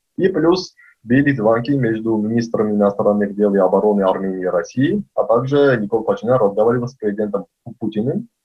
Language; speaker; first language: Russian; non-native, local second language; Armenian